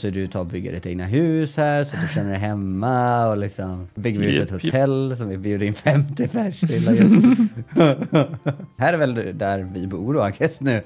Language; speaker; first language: Swedish; native; Swedish